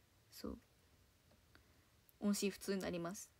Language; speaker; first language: Japanese; native; Japanese